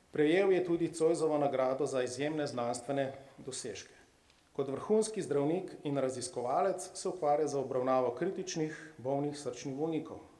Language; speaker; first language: Slovenian; native; Slovenian